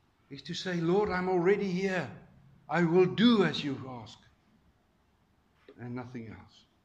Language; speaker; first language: English; non-native, local second language; Afrikaans